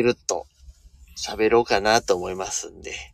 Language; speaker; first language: Japanese; native; Japanese